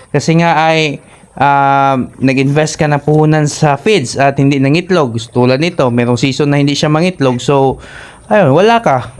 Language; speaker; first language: Filipino; non-native, local second language; Cebuano